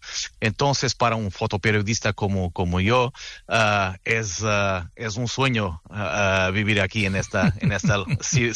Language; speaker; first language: Spanish; non-native, fluent; Portuguese